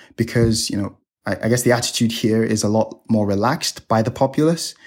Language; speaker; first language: English; native; English